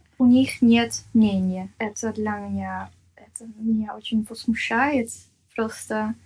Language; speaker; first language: Russian; non-native, fluent; Dutch